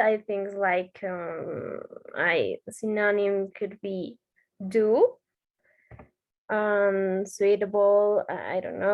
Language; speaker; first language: English; non-native, learner; Spanish